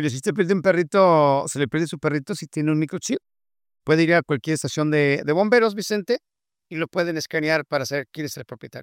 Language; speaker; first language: Spanish; native; Spanish